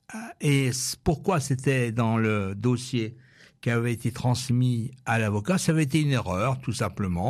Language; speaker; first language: French; native; French